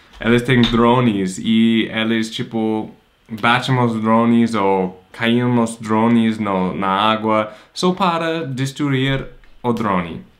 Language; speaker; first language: Portuguese; non-native, fluent; English